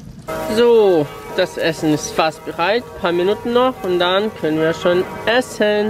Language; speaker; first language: German; non-native, fluent; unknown